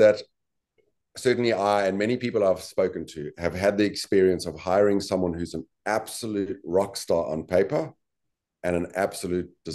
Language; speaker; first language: English; native; English